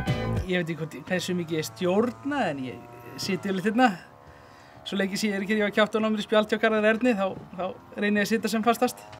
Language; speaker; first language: Icelandic; native; Icelandic